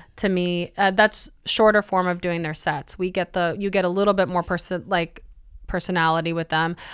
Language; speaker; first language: English; early bilingual, other home language; Spanish